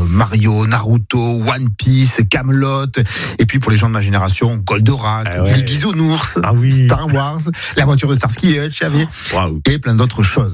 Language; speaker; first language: French; native; French